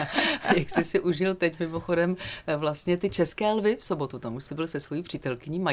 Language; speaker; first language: Czech; native; Czech